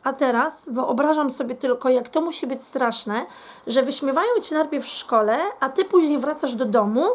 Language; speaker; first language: Polish; native; Polish